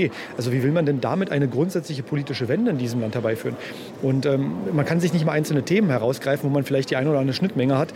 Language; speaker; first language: German; native; German